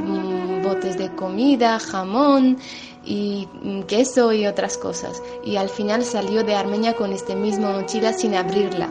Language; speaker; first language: Spanish; non-native, fluent; Armenian